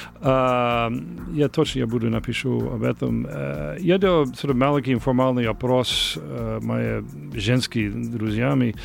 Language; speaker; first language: Russian; non-native, learner; English